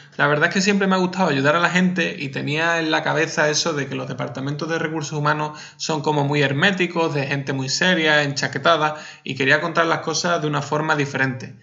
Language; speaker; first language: Spanish; native; Spanish